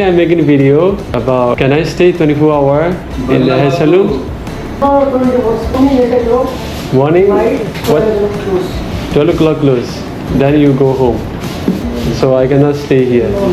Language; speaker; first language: English; non-native, learner; Burmese